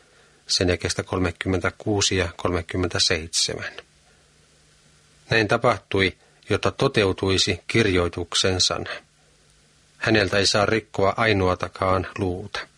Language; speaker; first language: Finnish; native; Finnish